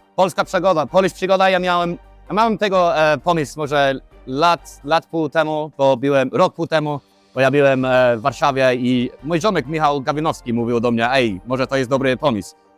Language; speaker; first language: Polish; non-native, learner; English